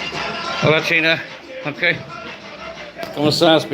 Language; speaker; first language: Spanish; non-native, learner; English